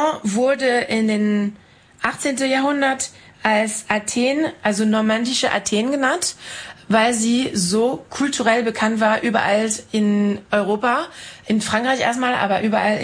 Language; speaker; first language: German; non-native, fluent; French